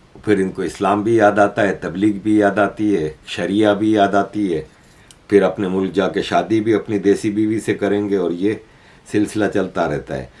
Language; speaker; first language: Urdu; native; Urdu